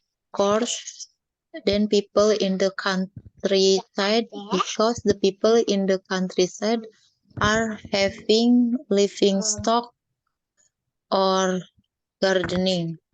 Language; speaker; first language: English; non-native, learner; Indonesian